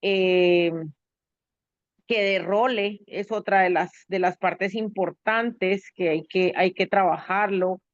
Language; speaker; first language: Spanish; native; Spanish